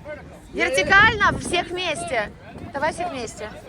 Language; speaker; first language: Russian; native; Russian